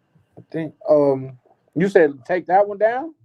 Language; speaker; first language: English; native; English